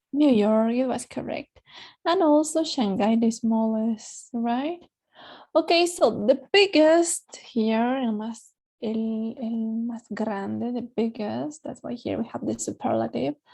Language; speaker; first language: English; non-native, fluent; Spanish